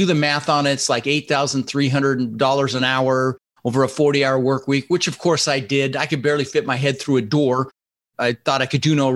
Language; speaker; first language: English; early bilingual, other home language; Dutch